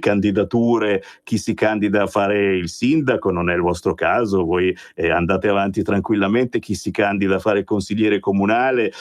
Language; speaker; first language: Italian; native; Italian